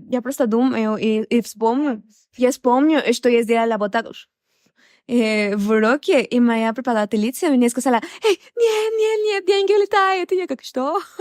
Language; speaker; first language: Russian; non-native, learner; Spanish